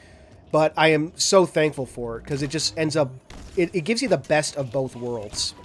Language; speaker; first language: English; native; English